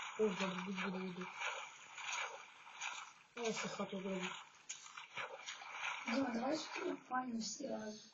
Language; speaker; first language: Ukrainian; native; Ukrainian